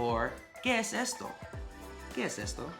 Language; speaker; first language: Spanish; non-native, learner; English